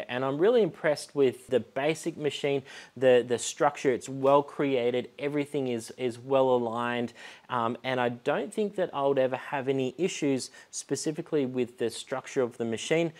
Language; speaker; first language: English; native; English